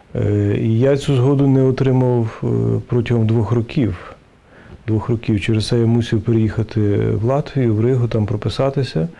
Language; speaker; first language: Ukrainian; native; Ukrainian